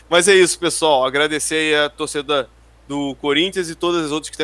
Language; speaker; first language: Portuguese; native; Portuguese